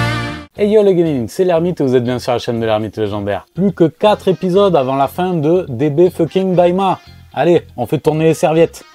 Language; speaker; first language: French; native; French